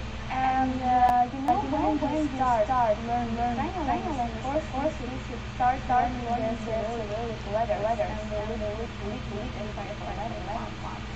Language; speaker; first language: English; non-native, learner; Ukrainian